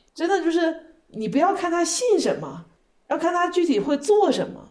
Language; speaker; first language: Chinese; native; Chinese